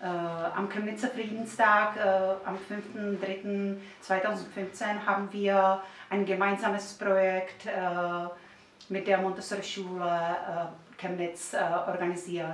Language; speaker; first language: German; non-native, fluent; Czech